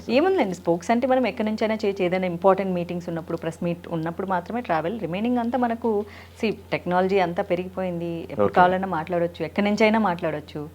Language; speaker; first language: Telugu; native; Telugu